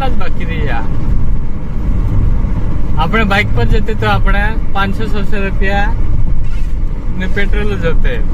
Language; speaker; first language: Gujarati; non-native, local second language; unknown